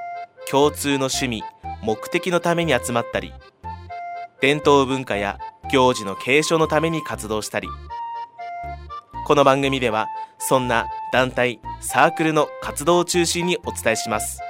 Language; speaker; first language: Japanese; native; Japanese